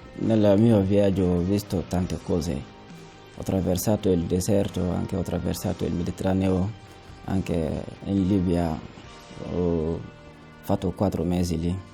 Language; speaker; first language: Italian; non-native, learner; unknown